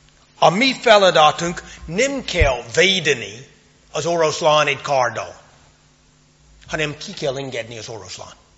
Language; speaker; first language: Hungarian; non-native, fluent; English